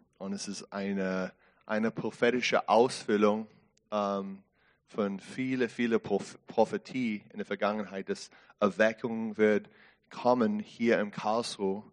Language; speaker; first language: German; non-native, learner; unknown